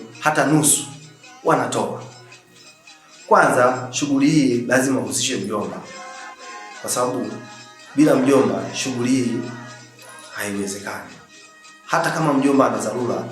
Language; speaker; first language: Swahili; non-native, local second language; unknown